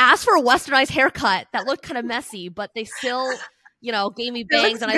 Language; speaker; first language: English; early bilingual, other home language; Chinese